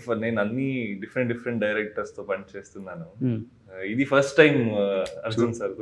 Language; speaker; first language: Telugu; non-native, local second language; Kannada